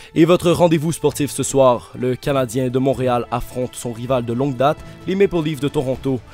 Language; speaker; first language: French; native; French